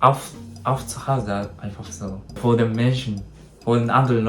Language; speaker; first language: German; non-native, learner; Japanese